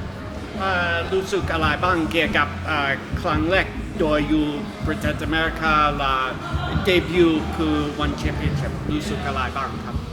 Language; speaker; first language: Thai; non-native, learner; English